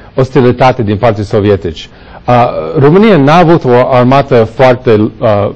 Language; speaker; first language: Romanian; non-native, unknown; English